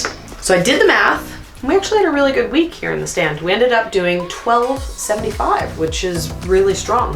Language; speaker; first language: English; native; English